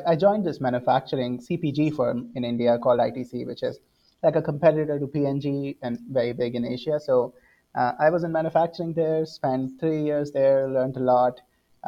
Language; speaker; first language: English; non-native, local second language; Hindi